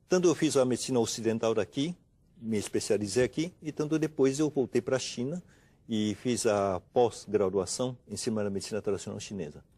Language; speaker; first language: Portuguese; non-native, fluent; Chinese